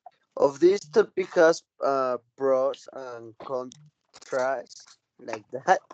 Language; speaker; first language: English; non-native, learner; Spanish